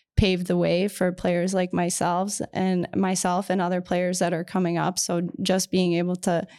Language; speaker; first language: English; native; English